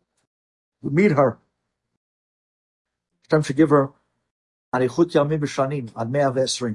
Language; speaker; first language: English; native; English